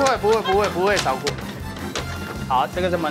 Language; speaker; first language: Chinese; non-native, learner; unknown